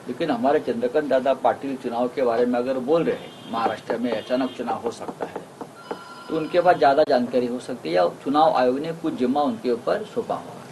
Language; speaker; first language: Hindi; non-native, local second language; Marathi